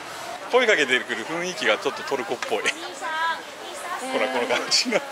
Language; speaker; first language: Japanese; native; Japanese